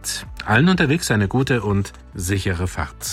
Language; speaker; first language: German; native; German